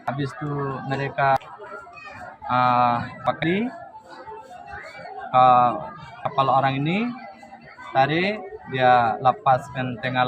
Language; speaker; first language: Indonesian; non-native, learner; Rohingya